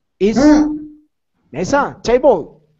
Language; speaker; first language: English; non-native, fluent; Spanish